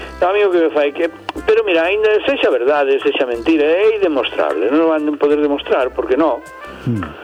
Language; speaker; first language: Galician; native; Galician